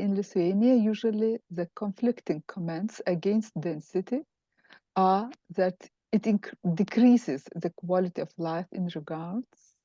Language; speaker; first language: English; non-native, fluent; Lithuanian